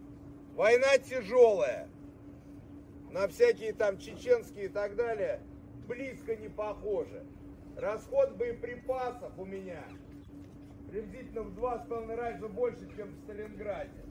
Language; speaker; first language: Russian; native; Russian